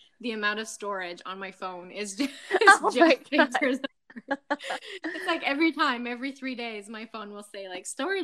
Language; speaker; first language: English; non-native, fluent; French